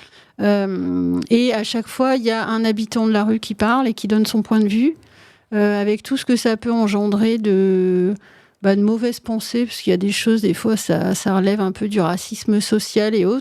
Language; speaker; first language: French; native; French